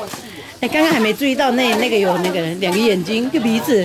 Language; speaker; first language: Chinese; native; Chinese